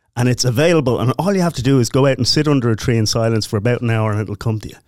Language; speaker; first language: English; native; English